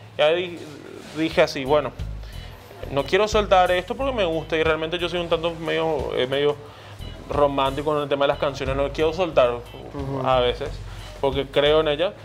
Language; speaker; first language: Spanish; early bilingual, other home language; Portuguese